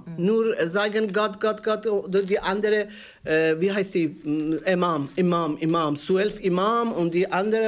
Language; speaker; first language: German; non-native, learner; Persian